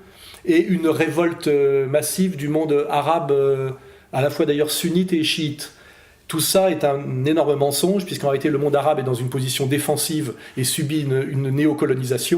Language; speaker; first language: French; native; French